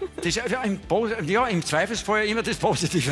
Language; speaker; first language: German; native; German